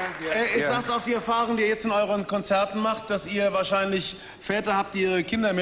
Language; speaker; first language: German; native; German